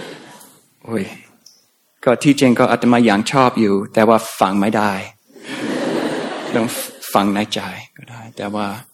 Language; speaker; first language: Thai; non-native, fluent; English